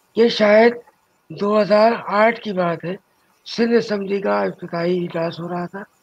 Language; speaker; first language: Urdu; native; Urdu